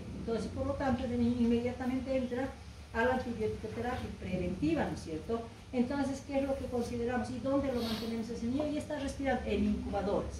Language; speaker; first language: Spanish; native; Spanish